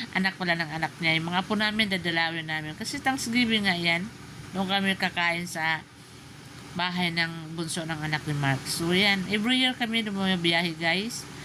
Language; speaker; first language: Filipino; non-native, local second language; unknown